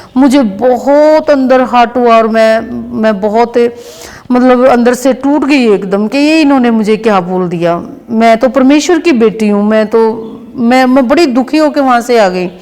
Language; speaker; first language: Hindi; native; Hindi